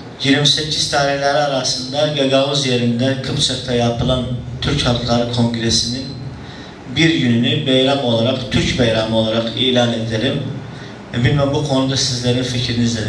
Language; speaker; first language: Turkish; native; Turkish